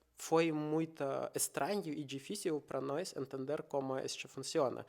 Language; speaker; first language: Portuguese; non-native, learner; Russian